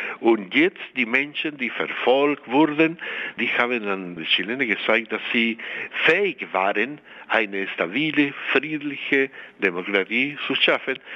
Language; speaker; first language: German; non-native, fluent; Spanish